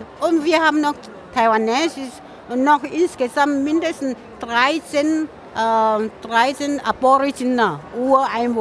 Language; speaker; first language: German; non-native, fluent; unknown